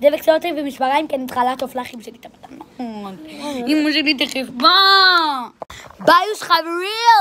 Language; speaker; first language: Hebrew; native; Hebrew